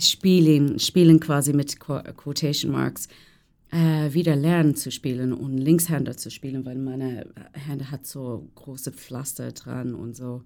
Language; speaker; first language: German; non-native, learner; English